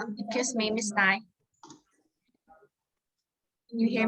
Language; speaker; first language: English; non-native, learner; Vietnamese